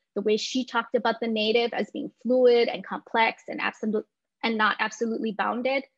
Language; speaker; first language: English; native; English